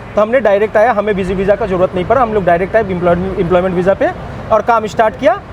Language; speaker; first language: Hindi; non-native, local second language; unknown